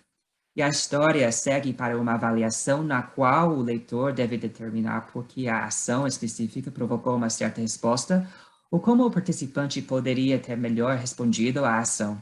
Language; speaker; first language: Portuguese; non-native, fluent; English